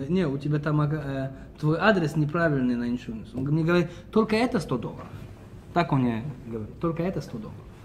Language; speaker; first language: Russian; early bilingual, heritage; Russian